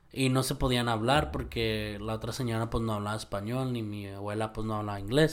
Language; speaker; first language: Spanish; early bilingual, heritage; Spanish